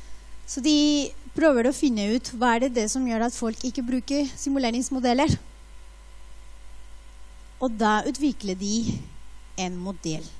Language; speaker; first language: Norwegian; non-native, fluent; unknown